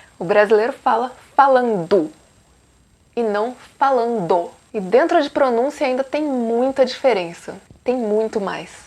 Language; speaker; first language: Portuguese; native; Portuguese